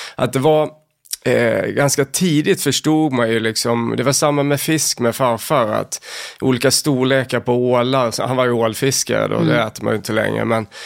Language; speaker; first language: Swedish; native; Swedish